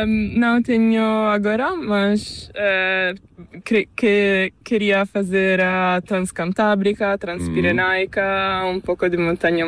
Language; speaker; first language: Spanish; non-native, learner; Portuguese